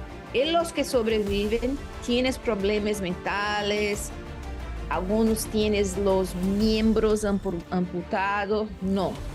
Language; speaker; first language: Spanish; non-native, learner; Portuguese